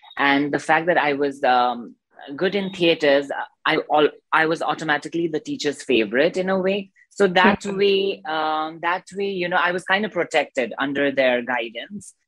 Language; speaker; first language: English; non-native, local second language; Nepali